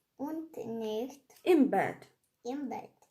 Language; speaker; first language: German; non-native, learner; Ukrainian